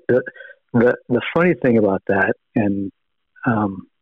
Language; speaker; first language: English; native; English